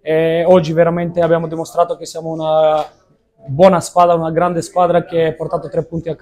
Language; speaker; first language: Italian; non-native, fluent; Macedonian